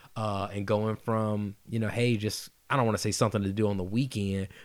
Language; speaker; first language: English; native; English